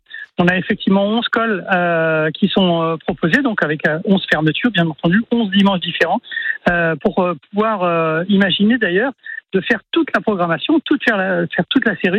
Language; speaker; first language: French; native; French